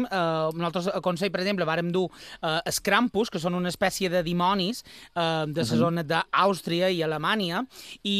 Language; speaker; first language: Catalan; native; Catalan